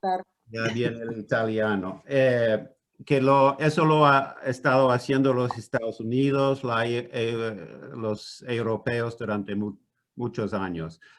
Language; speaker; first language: Spanish; non-native, fluent; Italian